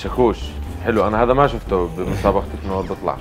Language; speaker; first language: Arabic; native; Arabic